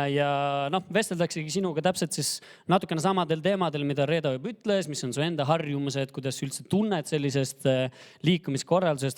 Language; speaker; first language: Estonian; native; Estonian